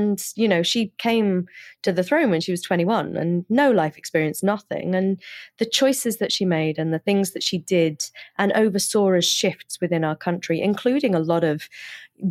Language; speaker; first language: English; native; English